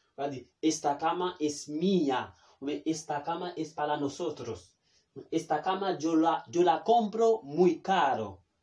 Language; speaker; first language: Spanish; non-native, fluent; Haitian Creole